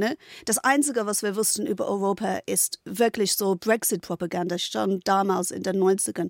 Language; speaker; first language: German; non-native, fluent; English